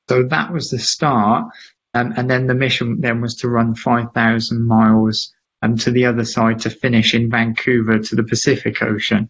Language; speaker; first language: English; native; English